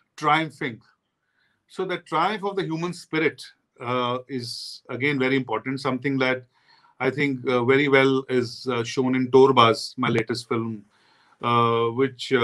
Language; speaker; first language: English; non-native, local second language; Hindi